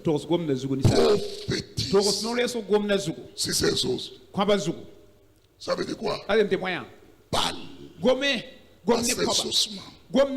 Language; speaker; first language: French; non-native, local second language; Fon